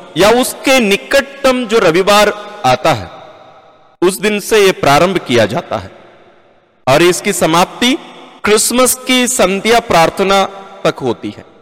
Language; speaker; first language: Hindi; non-native, local second language; Malayalam